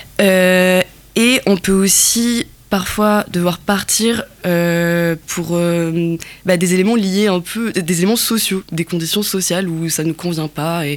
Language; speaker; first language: French; non-native, local second language; Kabyle